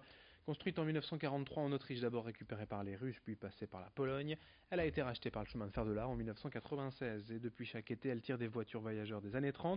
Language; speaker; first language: French; native; French